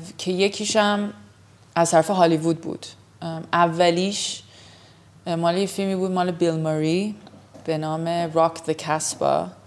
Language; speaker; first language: Persian; early bilingual, heritage; Persian